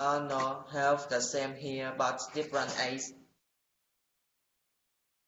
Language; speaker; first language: English; non-native, learner; Vietnamese